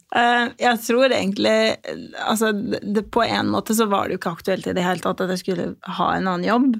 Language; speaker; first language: Norwegian; early bilingual, other home language; Albanian